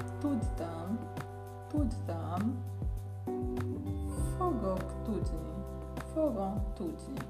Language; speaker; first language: Hungarian; non-native, learner; Portuguese